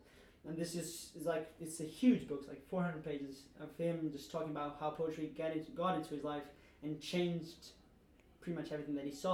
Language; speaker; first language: English; non-native, fluent; Portuguese